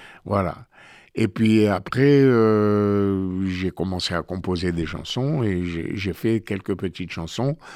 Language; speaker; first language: French; native; French